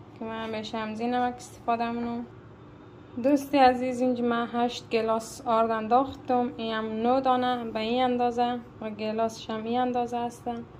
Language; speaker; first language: Persian; native; Persian